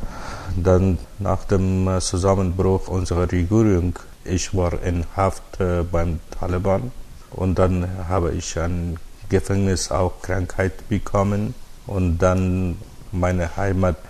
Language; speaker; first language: German; non-native, learner; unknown